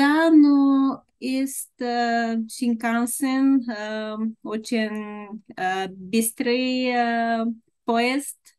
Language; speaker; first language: Russian; non-native, learner; Bulgarian